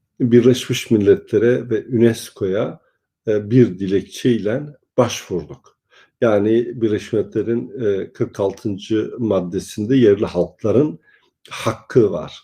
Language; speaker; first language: Turkish; non-native, local second language; Kurdish